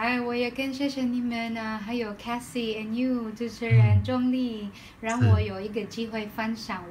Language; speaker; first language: Chinese; non-native, learner; Filipino